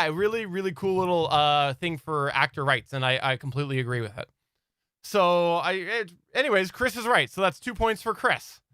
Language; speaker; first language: English; native; English